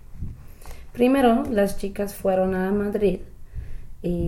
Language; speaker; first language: Spanish; non-native, learner; English